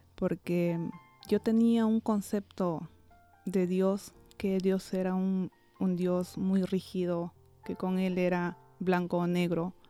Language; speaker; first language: Spanish; native; Spanish